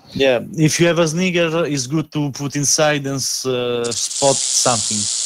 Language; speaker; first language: English; non-native, learner; Italian